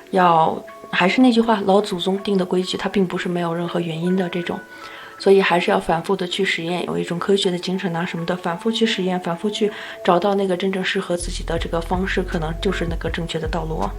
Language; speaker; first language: Chinese; native; Chinese